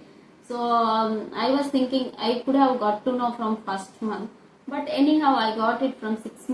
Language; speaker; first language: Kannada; non-native, local second language; Odia